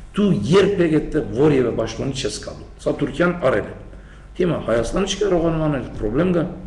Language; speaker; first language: Armenian; early bilingual, heritage; Armenian